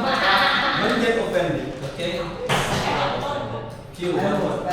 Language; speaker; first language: English; non-native, learner; Indonesian